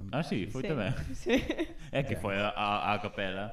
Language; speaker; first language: Galician; native; Galician